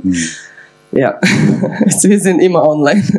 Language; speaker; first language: German; non-native, fluent; Ukrainian